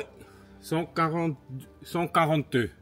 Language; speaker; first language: French; non-native, local second language; German